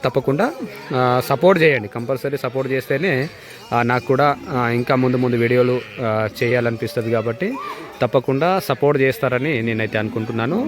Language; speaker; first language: Telugu; non-native, local second language; Gondi